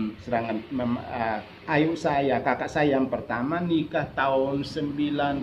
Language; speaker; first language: Indonesian; non-native, local second language; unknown